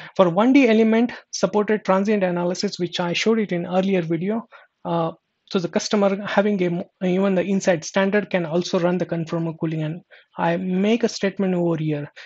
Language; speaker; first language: English; non-native, local second language; Marathi